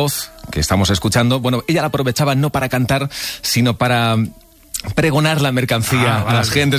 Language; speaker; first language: Spanish; native; Spanish